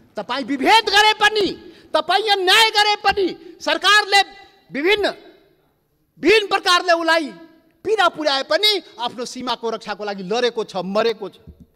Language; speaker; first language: Nepali; non-native, local second language; Maithili